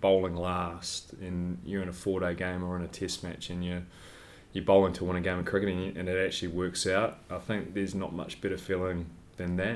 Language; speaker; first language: English; native; English